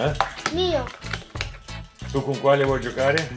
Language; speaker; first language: Italian; non-native, fluent; Russian